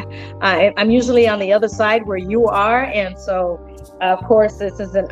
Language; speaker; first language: English; early bilingual, other home language; Spanish